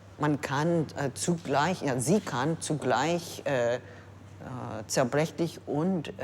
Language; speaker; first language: German; non-native, learner; English